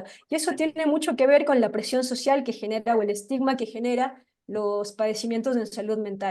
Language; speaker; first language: Spanish; native; Spanish